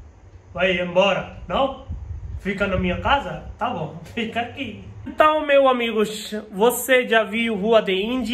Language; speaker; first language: Portuguese; non-native, learner; Hindi